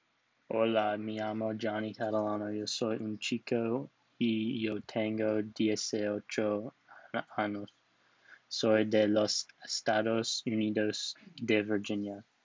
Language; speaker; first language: Spanish; non-native, learner; English